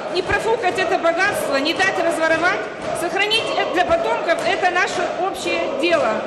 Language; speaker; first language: Russian; native; Russian